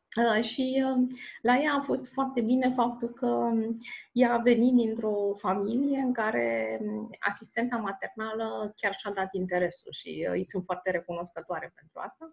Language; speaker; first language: Romanian; native; Romanian